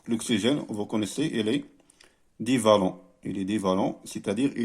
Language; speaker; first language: French; non-native, local second language; Arabic